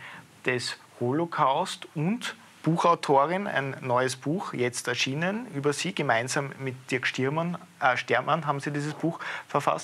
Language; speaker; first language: German; native; German